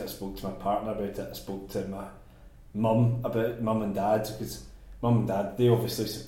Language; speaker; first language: English; native; English